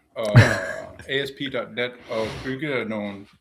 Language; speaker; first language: Danish; non-native, fluent; English